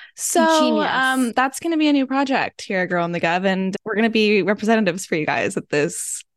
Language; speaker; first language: English; native; English